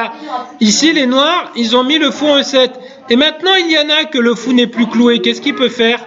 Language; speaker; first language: French; native; French